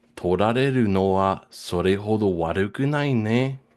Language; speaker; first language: Japanese; non-native, fluent; English